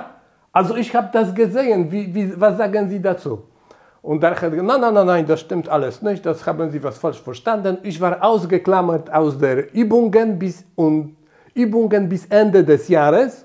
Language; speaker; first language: German; non-native, fluent; Polish